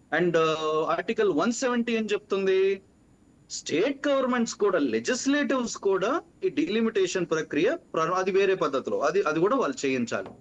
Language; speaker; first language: Telugu; native; Telugu